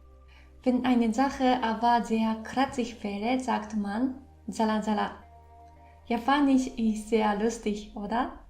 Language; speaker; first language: German; non-native, fluent; Japanese